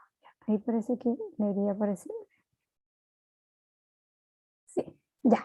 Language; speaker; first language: Spanish; native; Spanish